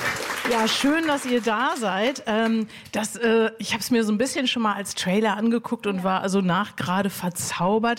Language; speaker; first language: German; native; German